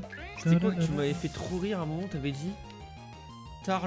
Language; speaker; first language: French; native; French